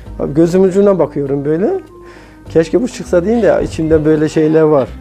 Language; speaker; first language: Turkish; native; Turkish